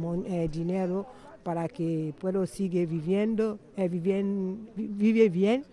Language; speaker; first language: Spanish; non-native, learner; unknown